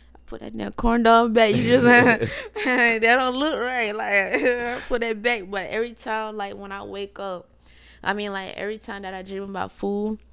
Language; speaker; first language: English; native; English